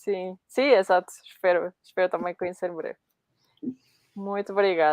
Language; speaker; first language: Portuguese; non-native, fluent; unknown